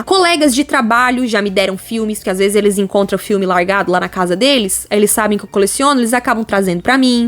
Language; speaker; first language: Portuguese; native; Portuguese